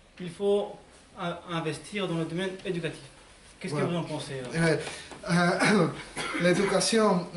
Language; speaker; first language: French; non-native, learner; Spanish